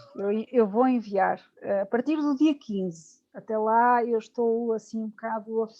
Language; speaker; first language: Portuguese; native; Portuguese